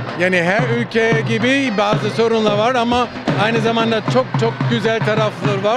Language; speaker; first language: Turkish; non-native, fluent; German